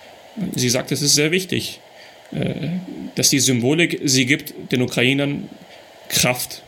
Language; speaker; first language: German; early bilingual, other home language; Russian